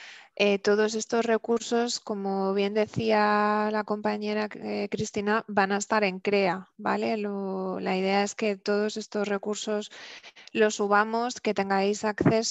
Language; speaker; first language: Spanish; native; Spanish